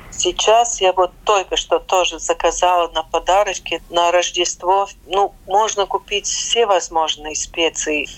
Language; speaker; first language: Russian; non-native, local second language; Latvian